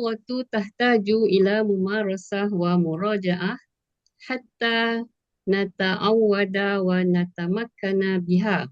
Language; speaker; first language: Arabic; non-native, learner; Malay